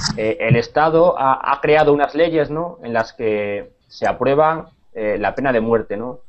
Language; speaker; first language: Spanish; native; Spanish